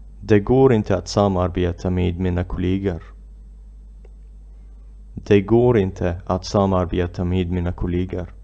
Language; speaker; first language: Swedish; non-native, fluent; Arabic